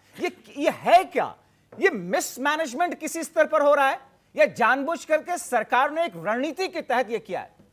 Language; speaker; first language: Hindi; native; Hindi